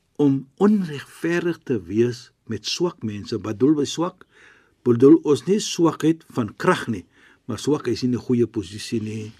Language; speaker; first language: Afrikaans; non-native, fluent; Arabic